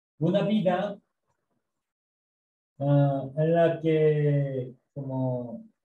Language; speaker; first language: Spanish; non-native, learner; Korean